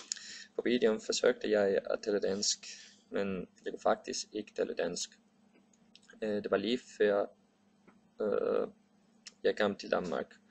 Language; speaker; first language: Danish; non-native, learner; Spanish